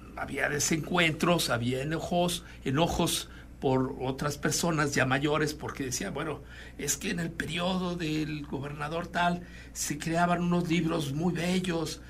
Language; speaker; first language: Spanish; native; Spanish